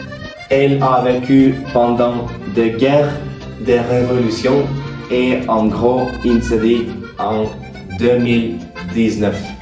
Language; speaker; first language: French; non-native, learner; Norwegian